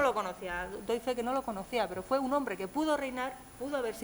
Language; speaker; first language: Spanish; native; Spanish